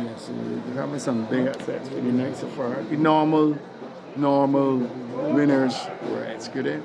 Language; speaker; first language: English; native; English